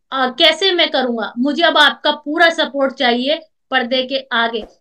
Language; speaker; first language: Hindi; native; Hindi